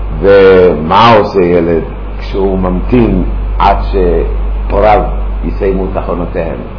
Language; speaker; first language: Hebrew; early bilingual, other home language; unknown